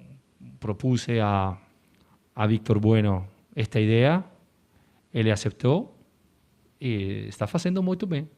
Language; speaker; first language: Portuguese; non-native, learner; Spanish